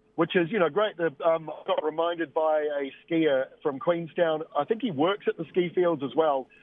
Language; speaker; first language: English; native; English